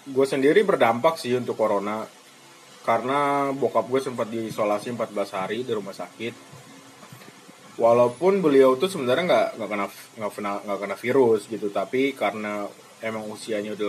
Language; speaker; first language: Indonesian; native; Indonesian